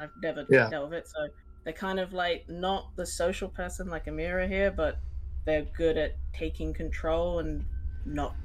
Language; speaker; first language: English; native; English